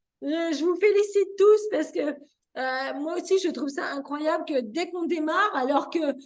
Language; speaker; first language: French; native; French